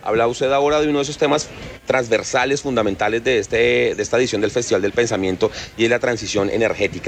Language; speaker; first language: Spanish; native; Spanish